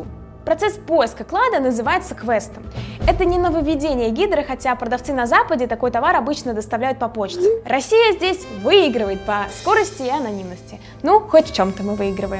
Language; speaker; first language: Russian; native; Russian